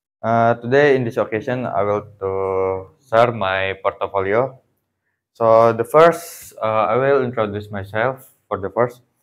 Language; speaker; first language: English; non-native, learner; Indonesian